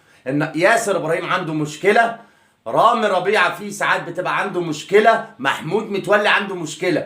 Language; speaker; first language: Arabic; native; Arabic